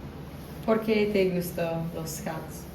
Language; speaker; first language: Spanish; non-native, learner; English